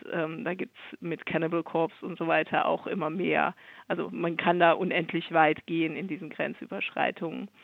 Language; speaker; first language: German; native; German